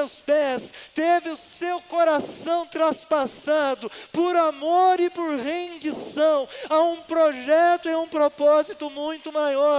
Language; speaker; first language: Portuguese; native; Portuguese